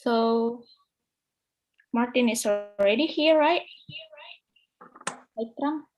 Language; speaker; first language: English; non-native, fluent; Indonesian